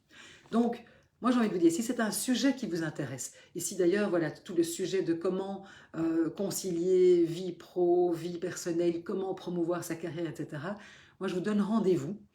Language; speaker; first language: French; native; French